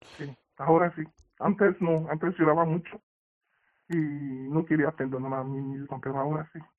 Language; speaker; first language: Spanish; non-native, learner; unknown